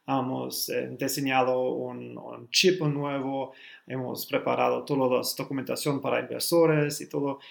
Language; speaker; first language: Spanish; non-native, learner; German